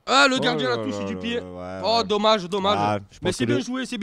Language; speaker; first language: French; native; French